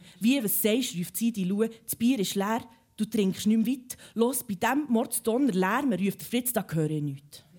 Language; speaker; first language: German; early bilingual, other home language; Serbian